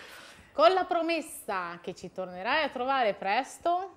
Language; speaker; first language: Italian; native; Italian